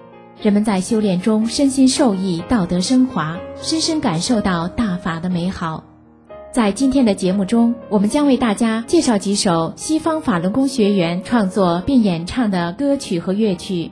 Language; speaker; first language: Chinese; native; Chinese